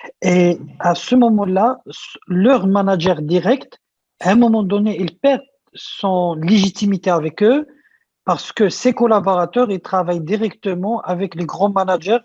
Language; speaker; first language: French; non-native, local second language; Arabic